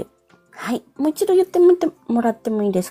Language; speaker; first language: Japanese; non-native, fluent; Filipino